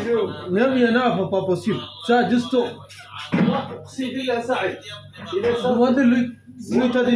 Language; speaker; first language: French; non-native, learner; Arabic